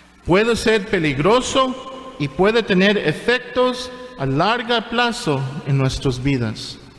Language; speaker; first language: Spanish; non-native, fluent; English